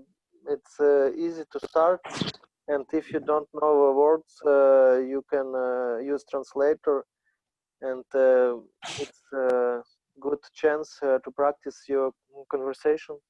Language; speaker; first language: English; non-native, learner; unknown